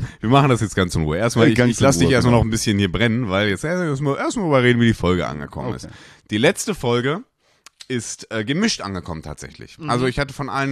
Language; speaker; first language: German; native; German